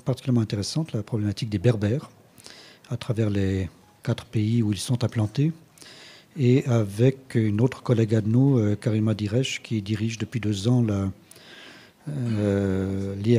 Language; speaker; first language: French; native; French